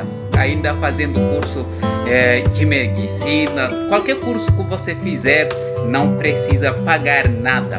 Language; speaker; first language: Portuguese; non-native, local second language; Upper Guinea Crioulo